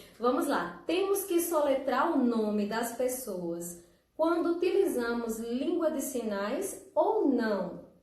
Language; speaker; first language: Portuguese; native; Portuguese